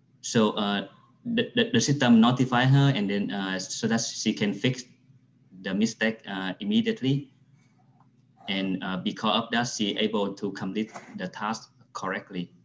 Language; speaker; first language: English; non-native, fluent; Vietnamese